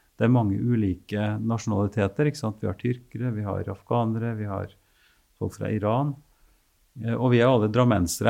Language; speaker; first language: Norwegian; native; Norwegian